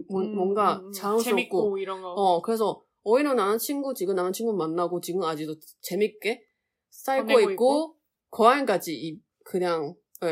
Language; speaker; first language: Korean; non-native, learner; Chinese